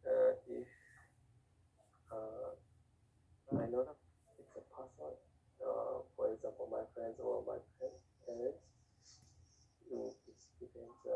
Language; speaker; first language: English; non-native, learner; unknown